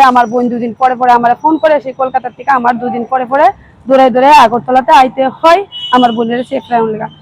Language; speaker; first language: Bangla; native; Bangla